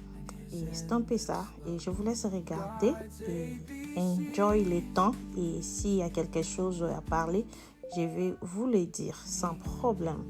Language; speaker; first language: French; non-native, local second language; Lingala